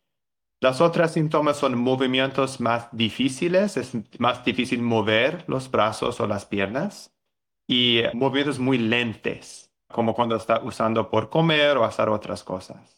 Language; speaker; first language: Spanish; non-native, learner; English